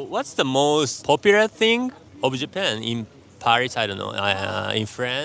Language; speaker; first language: English; non-native, fluent; Japanese